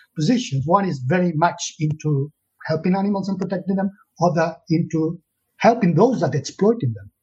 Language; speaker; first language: English; non-native, fluent; Spanish